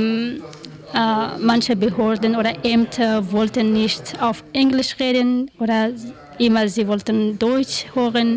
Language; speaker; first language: German; non-native, learner; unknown